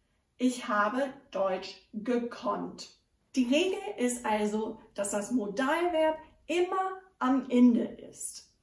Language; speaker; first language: German; non-native, fluent; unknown